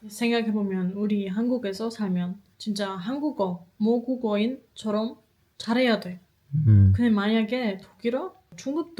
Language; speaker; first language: Korean; non-native, fluent; German